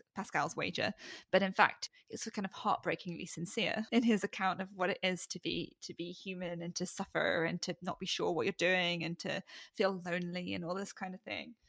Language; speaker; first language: English; native; English